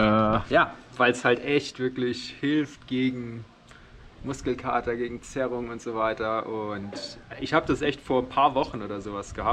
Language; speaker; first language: German; native; German